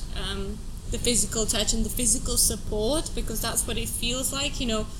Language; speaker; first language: English; non-native, fluent; Russian